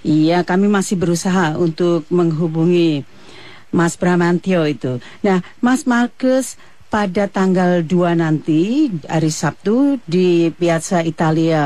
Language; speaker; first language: Indonesian; native; Indonesian